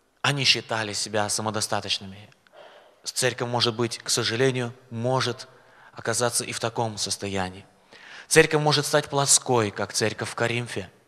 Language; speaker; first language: Russian; native; Russian